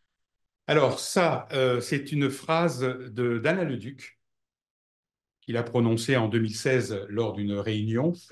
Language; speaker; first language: French; native; French